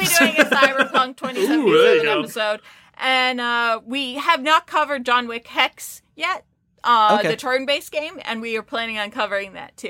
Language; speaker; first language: English; native; English